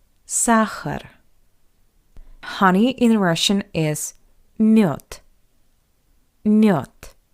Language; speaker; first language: English; non-native, fluent; Russian